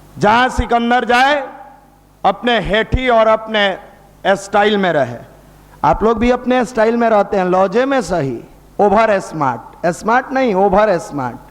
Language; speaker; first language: Hindi; native; Hindi